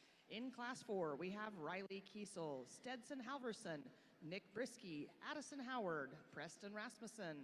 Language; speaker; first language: English; native; English